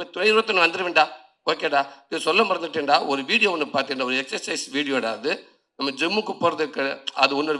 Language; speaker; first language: Tamil; native; Tamil